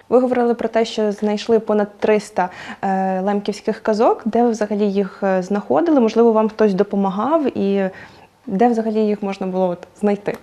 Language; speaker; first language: Ukrainian; native; Ukrainian